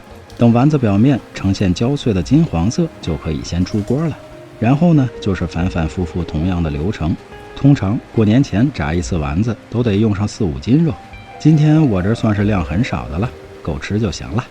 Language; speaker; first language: Chinese; native; Chinese